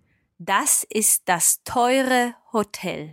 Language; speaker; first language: German; non-native, fluent; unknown